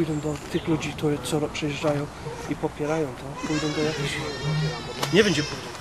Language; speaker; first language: Polish; early bilingual, heritage; Polish